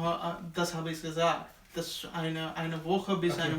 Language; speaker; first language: German; non-native, learner; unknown